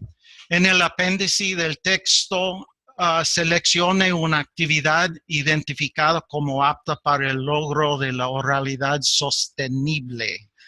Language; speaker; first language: Spanish; non-native, fluent; English